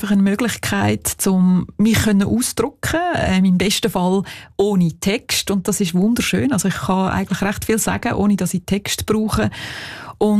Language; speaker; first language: Swiss German; native; Swiss German